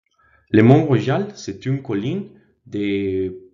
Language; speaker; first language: French; non-native, learner; Spanish